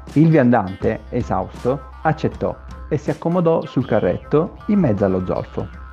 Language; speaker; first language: Italian; native; Italian